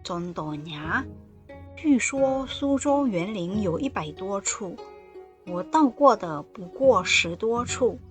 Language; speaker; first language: Chinese; non-native, fluent; Indonesian